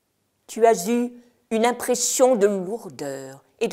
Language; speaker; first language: French; native; French